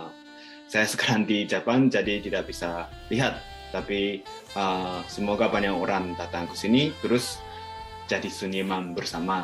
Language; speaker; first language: Indonesian; non-native, fluent; Japanese